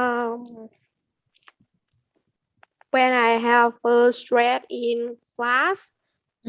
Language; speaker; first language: English; non-native, learner; Vietnamese